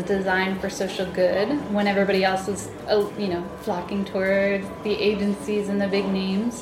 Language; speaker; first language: English; native; English